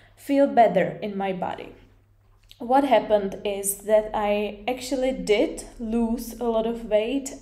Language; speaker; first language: English; non-native, fluent; Czech